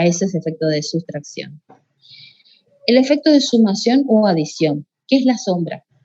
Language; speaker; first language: Spanish; native; Spanish